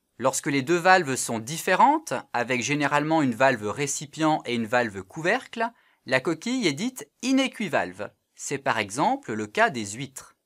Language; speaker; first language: French; native; French